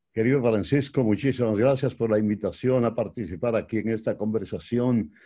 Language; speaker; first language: Spanish; native; Spanish